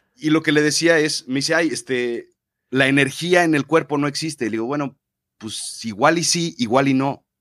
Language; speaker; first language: Spanish; native; Spanish